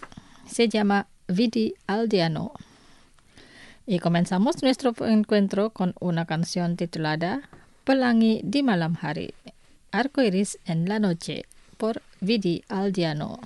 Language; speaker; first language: Spanish; non-native, fluent; Indonesian